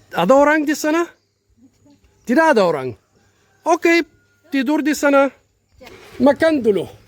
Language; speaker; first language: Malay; non-native, learner; German